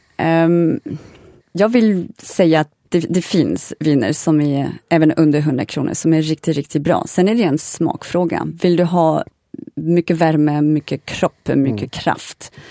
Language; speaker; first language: Swedish; non-native, fluent; French